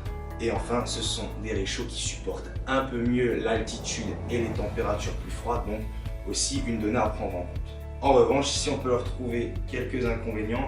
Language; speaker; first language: French; native; French